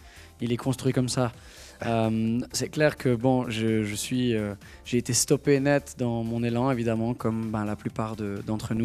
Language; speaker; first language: French; native; French